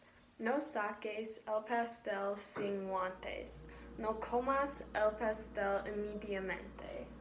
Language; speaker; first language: Spanish; non-native, learner; English